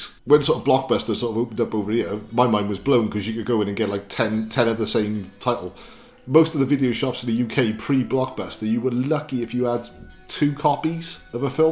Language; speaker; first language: English; native; English